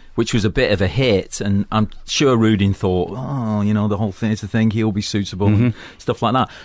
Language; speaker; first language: English; native; English